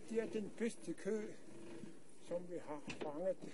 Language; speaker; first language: Danish; non-native, local second language; Kalaallisut